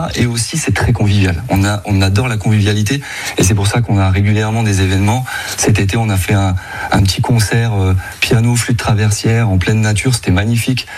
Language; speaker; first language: French; native; French